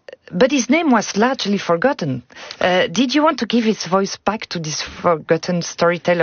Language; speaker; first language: English; non-native, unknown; French